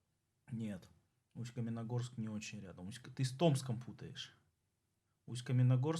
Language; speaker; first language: Russian; native; Russian